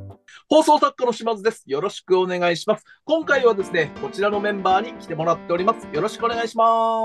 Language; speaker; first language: Japanese; native; Japanese